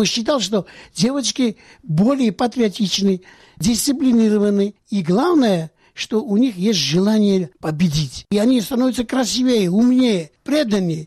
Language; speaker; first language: Russian; non-native, local second language; Georgian